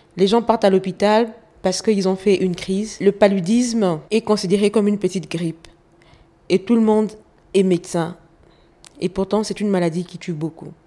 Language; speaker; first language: French; non-native, local second language; Lingala